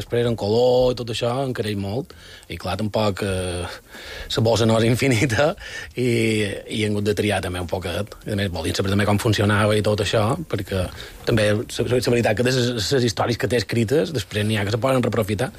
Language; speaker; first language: Catalan; native; Catalan